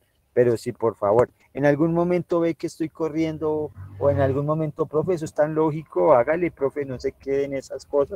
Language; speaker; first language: Spanish; native; Spanish